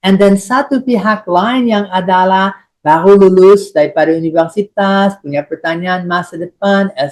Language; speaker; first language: Indonesian; non-native, fluent; English